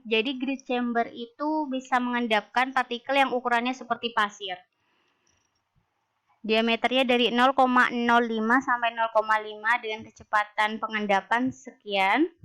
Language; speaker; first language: Indonesian; native; Indonesian